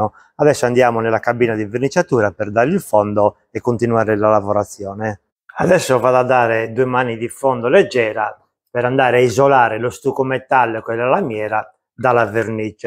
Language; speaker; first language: Italian; native; Italian